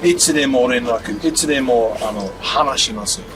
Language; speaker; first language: Japanese; non-native, learner; English